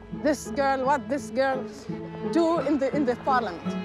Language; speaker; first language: English; non-native, fluent; Arabic